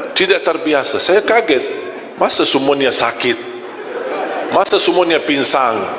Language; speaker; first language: Malay; non-native, fluent; Arabic